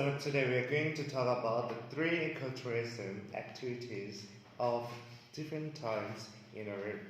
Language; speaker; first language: English; non-native, learner; Thai